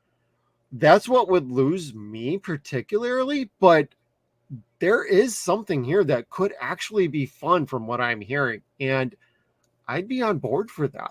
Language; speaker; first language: English; native; English